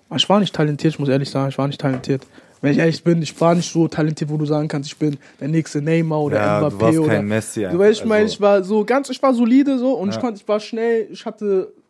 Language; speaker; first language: German; native; German